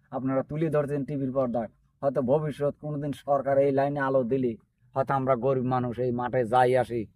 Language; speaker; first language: Bangla; native; Bangla